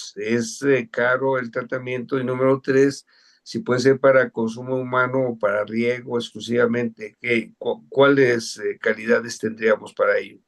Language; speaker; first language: Spanish; native; Spanish